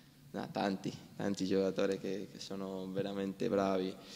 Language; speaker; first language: Italian; non-native, learner; Spanish